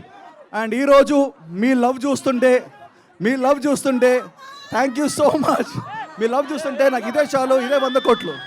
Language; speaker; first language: Telugu; native; Telugu